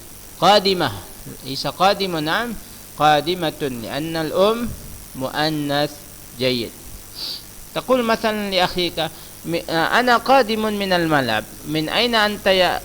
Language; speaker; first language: Arabic; non-native, fluent; Indonesian